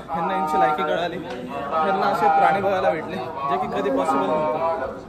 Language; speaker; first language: Marathi; native; Marathi